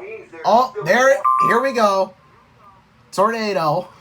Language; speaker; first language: English; native; English